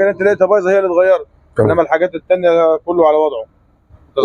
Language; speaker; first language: Arabic; native; Arabic